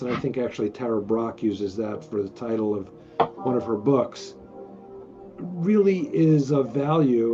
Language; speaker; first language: English; native; English